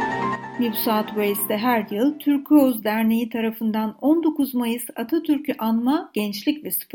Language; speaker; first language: Turkish; native; Turkish